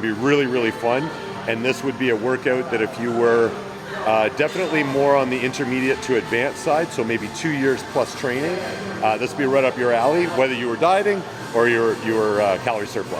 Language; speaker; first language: English; native; English